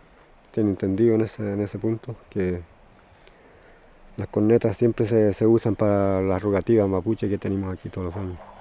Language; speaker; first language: Spanish; non-native, local second language; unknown